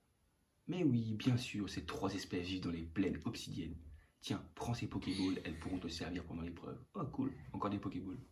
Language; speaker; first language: French; native; French